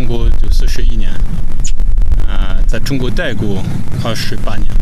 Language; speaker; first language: Chinese; non-native, fluent; French